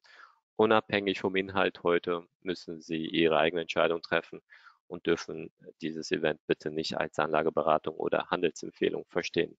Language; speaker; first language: German; native; German